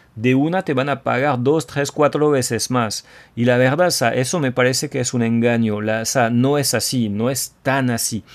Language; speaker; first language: Spanish; non-native, fluent; French